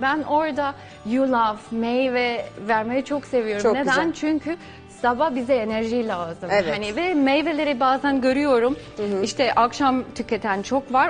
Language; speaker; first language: Turkish; non-native, fluent; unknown